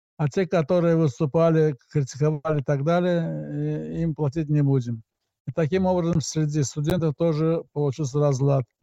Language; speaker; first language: Russian; non-native, local second language; Azerbaijani